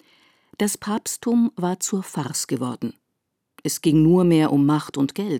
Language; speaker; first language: German; native; German